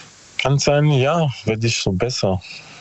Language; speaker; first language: German; non-native, learner; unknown